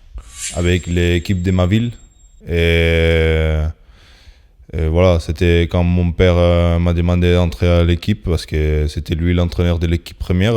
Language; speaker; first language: French; non-native, fluent; Spanish